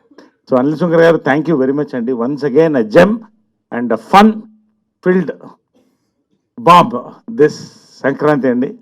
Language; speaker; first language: Telugu; native; Telugu